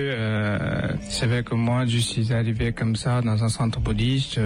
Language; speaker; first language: French; non-native, fluent; Tibetan